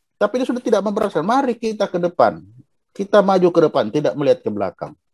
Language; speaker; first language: Indonesian; non-native, local second language; Dutch